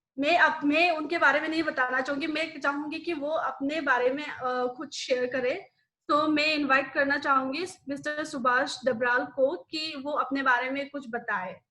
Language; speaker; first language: Hindi; non-native, local second language; Nepali